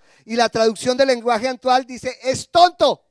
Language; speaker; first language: Spanish; native; Spanish